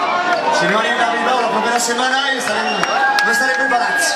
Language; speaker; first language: Catalan; non-native, local second language; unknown